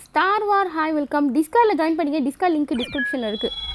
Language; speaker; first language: Tamil; early bilingual, heritage; Tamil